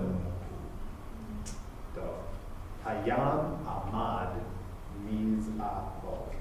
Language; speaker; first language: Hebrew; non-native, fluent; English